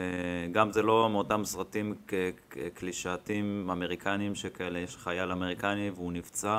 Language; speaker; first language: Hebrew; native; Hebrew